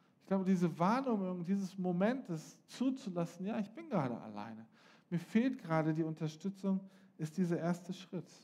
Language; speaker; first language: German; native; German